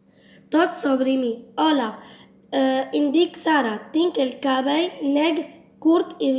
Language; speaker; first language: Catalan; non-native, learner; Arabic